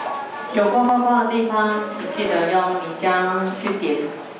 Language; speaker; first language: Chinese; native; Chinese